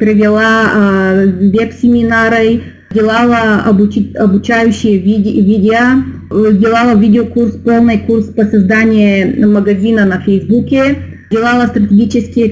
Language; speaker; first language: Russian; non-native, learner; Bulgarian